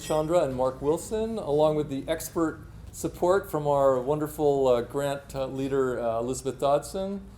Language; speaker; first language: English; native; English